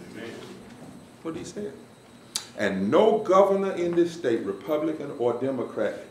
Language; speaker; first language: English; native; English